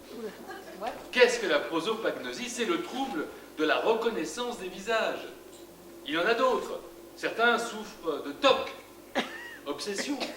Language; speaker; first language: French; native; French